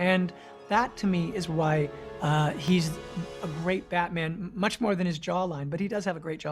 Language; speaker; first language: English; native; English